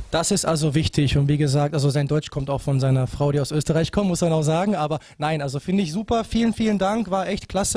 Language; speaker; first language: German; native; German